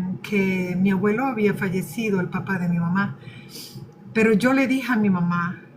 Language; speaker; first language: Spanish; early bilingual, other home language; Portuguese